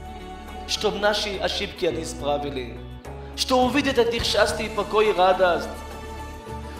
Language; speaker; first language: Russian; early bilingual, heritage; Hebrew